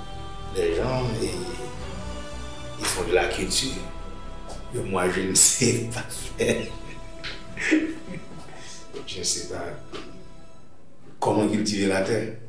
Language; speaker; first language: French; non-native, local second language; Haitian Creole